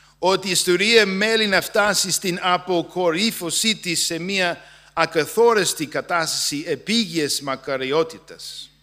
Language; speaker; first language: Greek; non-native, fluent; English